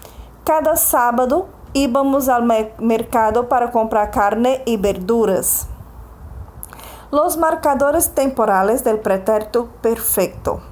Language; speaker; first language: Spanish; non-native, fluent; Portuguese